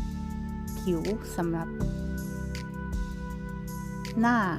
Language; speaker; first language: Thai; non-native, fluent; English